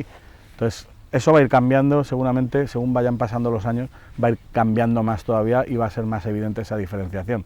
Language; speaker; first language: Spanish; native; Spanish